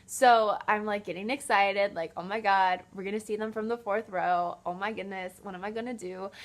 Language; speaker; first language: English; native; English